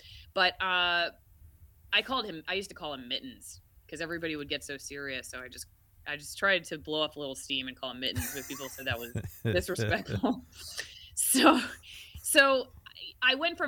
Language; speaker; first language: English; native; English